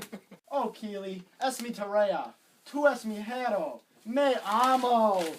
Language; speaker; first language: Spanish; non-native, learner; English